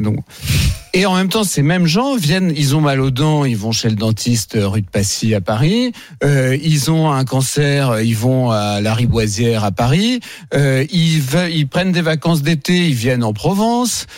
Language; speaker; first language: French; native; French